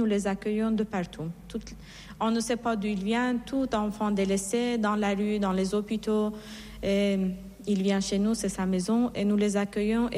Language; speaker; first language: French; non-native, fluent; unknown